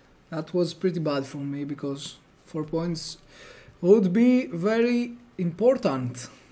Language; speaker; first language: English; non-native, fluent; Greek